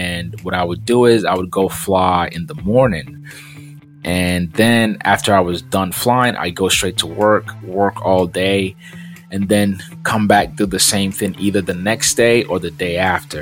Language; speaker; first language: English; non-native, local second language; Yoruba